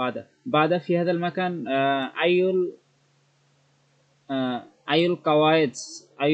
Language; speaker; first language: Arabic; non-native, learner; Bangla